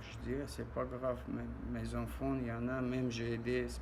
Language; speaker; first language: French; non-native, learner; Armenian